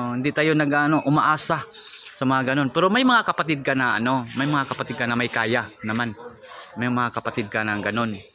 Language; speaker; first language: Filipino; non-native, local second language; Cebuano